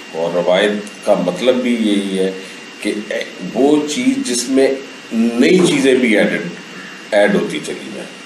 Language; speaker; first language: Urdu; early bilingual, heritage; Urdu